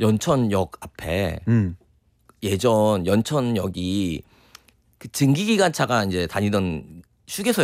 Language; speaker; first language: Korean; native; Korean